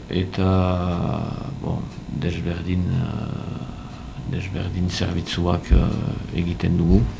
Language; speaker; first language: Basque; non-native, learner; French